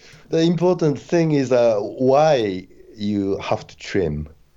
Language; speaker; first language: English; non-native, fluent; Japanese